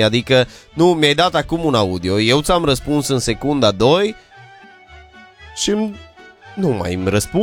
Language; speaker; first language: Romanian; native; Romanian